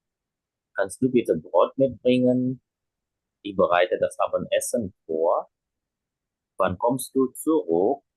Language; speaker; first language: German; non-native, fluent; Indonesian